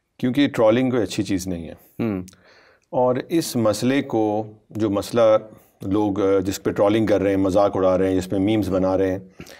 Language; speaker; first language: Urdu; native; Urdu